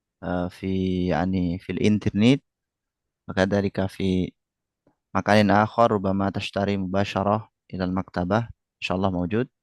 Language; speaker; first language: Arabic; non-native, fluent; Indonesian